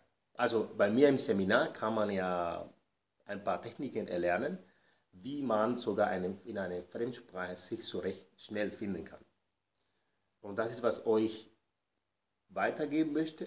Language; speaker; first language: German; non-native, fluent; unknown